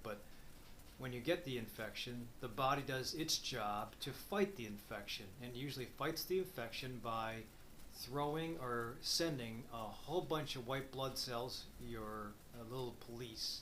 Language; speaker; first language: English; native; English